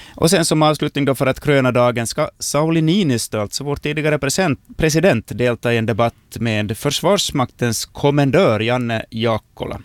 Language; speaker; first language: Swedish; native; Swedish